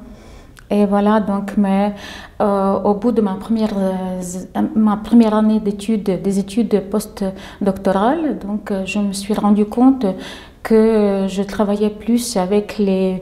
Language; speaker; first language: French; non-native, fluent; Ukrainian